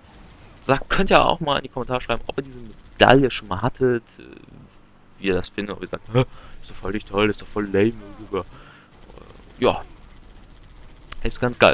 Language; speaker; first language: German; native; German